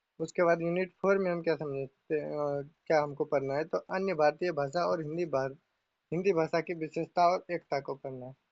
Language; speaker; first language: Hindi; native; Hindi